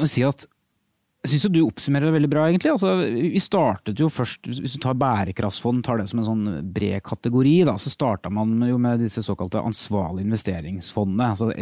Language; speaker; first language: Norwegian; native; Norwegian